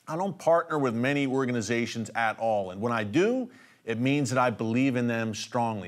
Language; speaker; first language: English; native; English